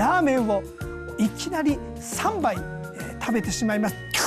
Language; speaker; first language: Japanese; native; Japanese